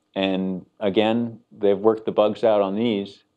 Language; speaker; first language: English; native; English